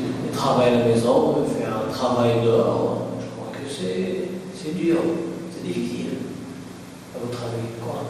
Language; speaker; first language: French; non-native, learner; Arabic